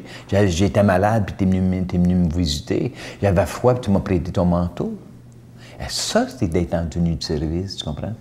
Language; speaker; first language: French; native; French